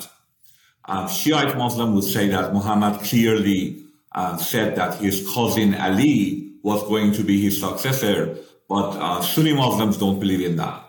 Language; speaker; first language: English; non-native, fluent; Persian